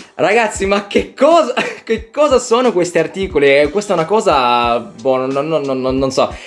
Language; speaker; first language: Italian; non-native, fluent; Russian